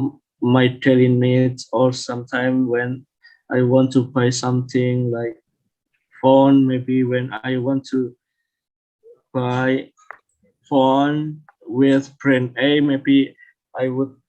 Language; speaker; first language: English; non-native, learner; Indonesian